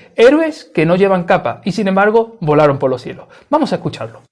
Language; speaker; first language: Spanish; native; Spanish